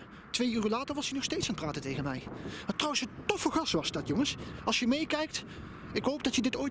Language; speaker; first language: Dutch; native; Dutch